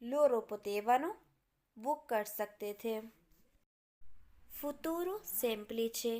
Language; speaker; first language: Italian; non-native, fluent; Urdu